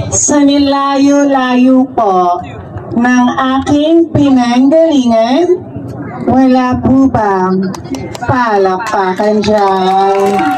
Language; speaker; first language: Filipino; native; Filipino